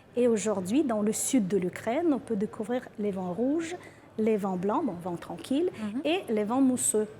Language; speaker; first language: French; non-native, fluent; Ukrainian